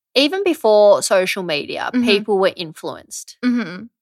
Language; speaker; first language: English; native; English